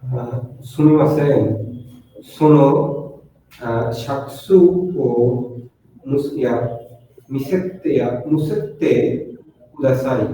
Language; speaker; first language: Japanese; non-native, learner; Bangla